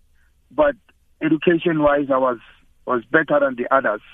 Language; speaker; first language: English; non-native, local second language; Tswana